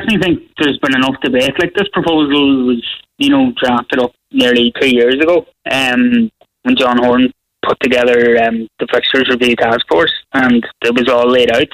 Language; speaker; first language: English; native; English